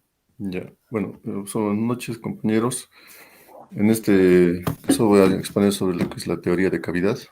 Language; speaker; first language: Spanish; native; Spanish